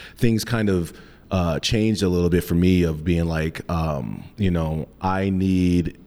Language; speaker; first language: English; native; English